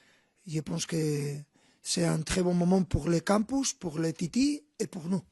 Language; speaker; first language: French; non-native, fluent; Spanish